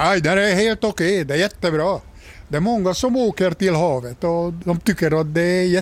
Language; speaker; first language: Swedish; non-native, fluent; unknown